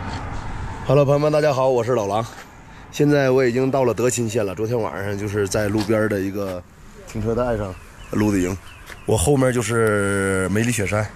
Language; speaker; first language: Chinese; native; Chinese